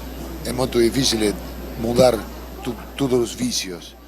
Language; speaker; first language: Portuguese; non-native, learner; Spanish